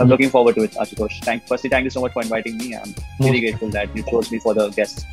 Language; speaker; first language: English; non-native, local second language; Marathi